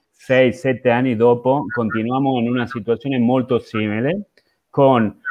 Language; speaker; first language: Italian; non-native, fluent; Spanish